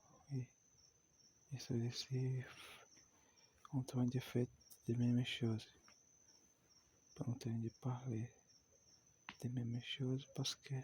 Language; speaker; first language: French; non-native, learner; Portuguese